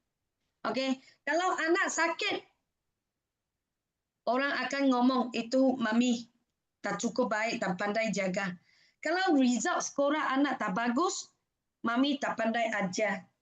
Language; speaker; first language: Indonesian; non-native, fluent; Malay